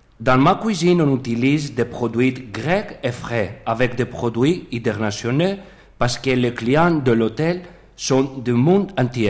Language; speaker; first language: French; non-native, learner; Greek